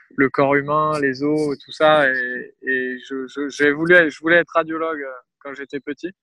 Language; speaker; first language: French; native; French